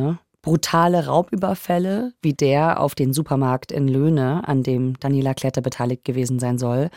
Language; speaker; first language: German; native; German